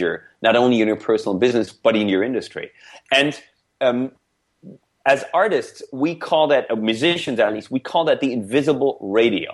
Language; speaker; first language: English; non-native, fluent; German